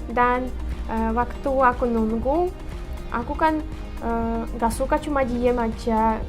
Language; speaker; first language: Indonesian; non-native, fluent; Russian